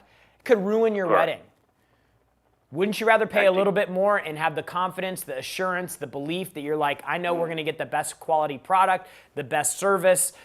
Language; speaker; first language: English; native; English